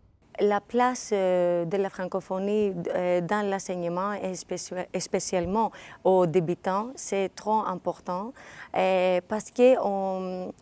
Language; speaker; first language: French; non-native, fluent; Greek